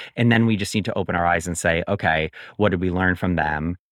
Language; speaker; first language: English; native; English